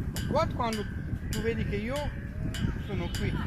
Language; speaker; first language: Italian; non-native, fluent; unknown